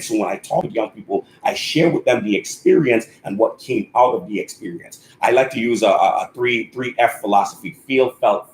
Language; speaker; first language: English; native; English